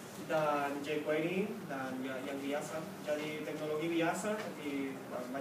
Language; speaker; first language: Indonesian; non-native, fluent; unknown